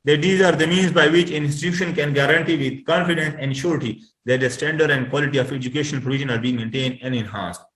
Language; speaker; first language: English; non-native, local second language; Urdu